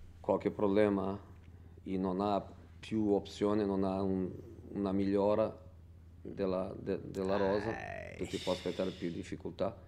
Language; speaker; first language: Italian; non-native, fluent; Portuguese